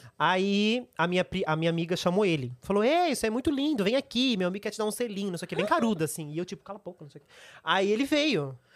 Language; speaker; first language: Portuguese; native; Portuguese